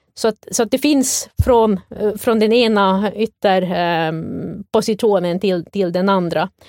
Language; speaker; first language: Swedish; native; Swedish